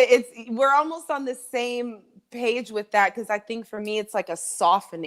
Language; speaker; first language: English; native; English